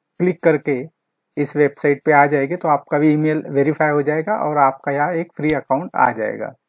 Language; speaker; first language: Hindi; non-native, local second language; Marathi